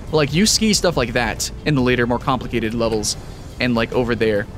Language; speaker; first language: English; native; English